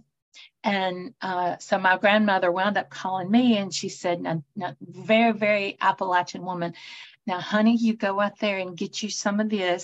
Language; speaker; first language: English; native; English